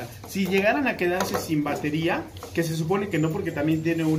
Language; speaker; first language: Spanish; native; Spanish